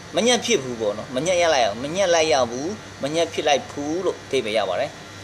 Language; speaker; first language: Burmese; native; Burmese